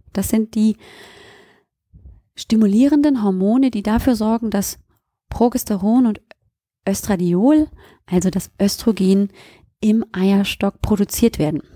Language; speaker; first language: German; native; German